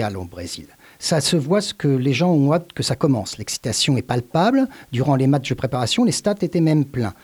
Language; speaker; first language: French; native; French